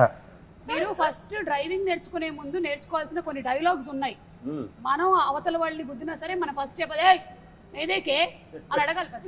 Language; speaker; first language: Telugu; native; Telugu